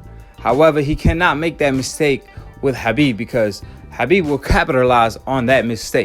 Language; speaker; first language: English; native; English